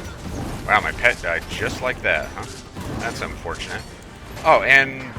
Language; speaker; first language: English; native; English